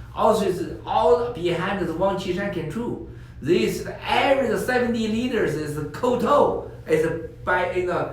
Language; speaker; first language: English; non-native, learner; Chinese